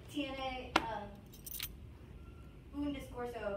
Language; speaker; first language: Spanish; non-native, learner; English